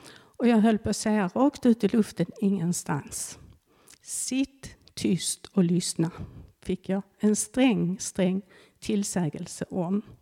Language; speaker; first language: Swedish; native; Swedish